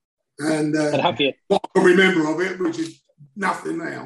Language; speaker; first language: English; native; English